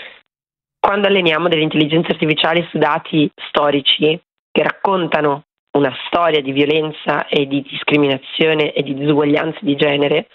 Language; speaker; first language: Italian; native; Italian